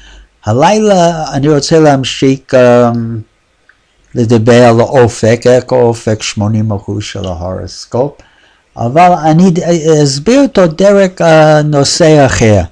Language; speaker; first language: Hebrew; non-native, fluent; English